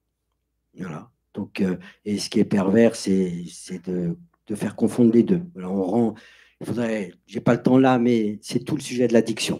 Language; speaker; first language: French; native; French